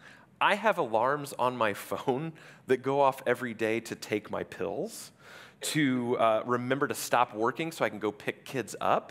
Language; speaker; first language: English; native; English